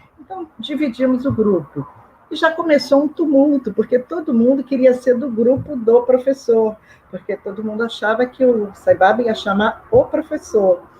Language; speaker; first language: Portuguese; native; Portuguese